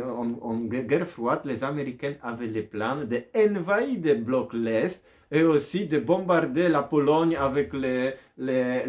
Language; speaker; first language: French; non-native, learner; Polish